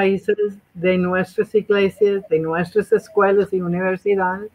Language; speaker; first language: Spanish; non-native, fluent; English